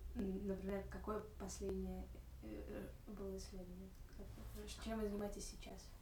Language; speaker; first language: Russian; native; Russian